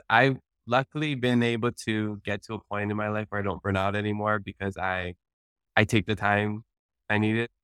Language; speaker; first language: English; early bilingual, other home language; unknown